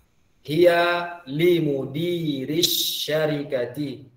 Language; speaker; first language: Arabic; non-native, fluent; Indonesian